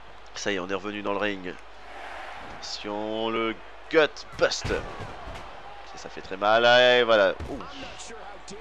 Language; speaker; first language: French; native; French